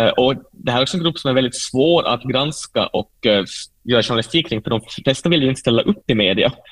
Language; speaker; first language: Swedish; native; Swedish